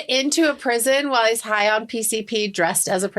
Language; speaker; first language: English; native; English